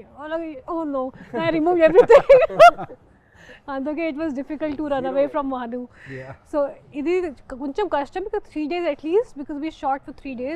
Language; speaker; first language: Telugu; non-native, fluent; Hindi